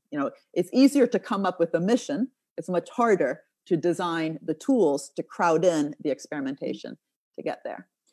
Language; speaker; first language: English; non-native, fluent; Italian